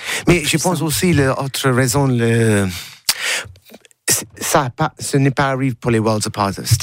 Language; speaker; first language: French; non-native, learner; English